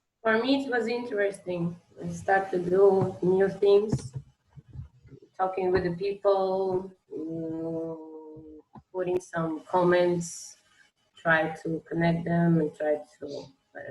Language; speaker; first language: English; non-native, learner; Russian